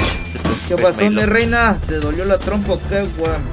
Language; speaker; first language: Spanish; native; Spanish